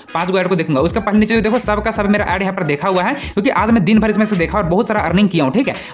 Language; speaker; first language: Hindi; native; Hindi